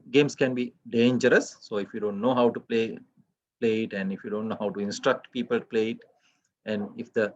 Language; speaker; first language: English; non-native, local second language; Sinhala